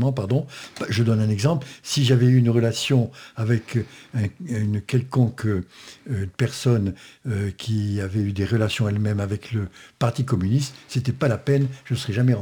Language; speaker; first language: French; native; French